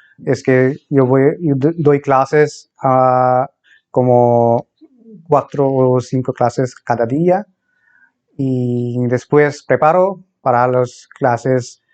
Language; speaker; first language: Spanish; non-native, fluent; Bangla